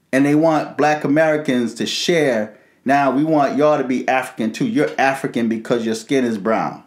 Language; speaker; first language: English; native; English